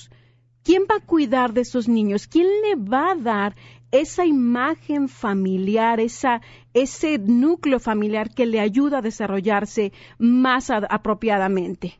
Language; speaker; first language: Spanish; native; Spanish